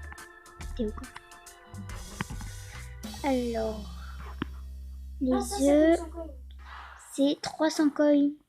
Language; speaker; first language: French; native; French